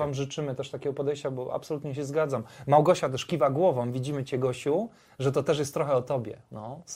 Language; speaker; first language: Polish; native; Polish